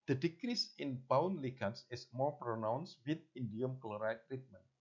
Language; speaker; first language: English; non-native, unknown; Indonesian